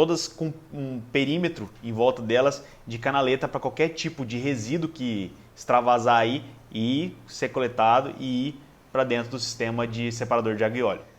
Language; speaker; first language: Portuguese; native; Portuguese